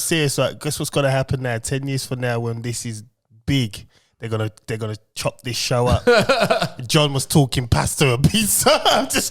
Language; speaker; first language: English; native; English